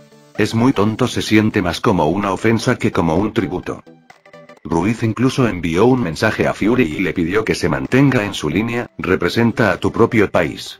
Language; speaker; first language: Spanish; native; Spanish